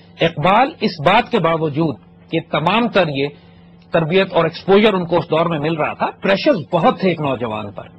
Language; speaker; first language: Urdu; native; Urdu